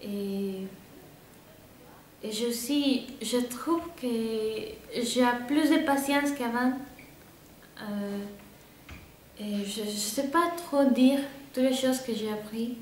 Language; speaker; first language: French; non-native, fluent; Spanish